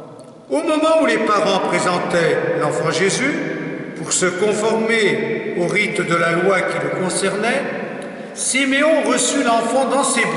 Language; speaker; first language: French; native; French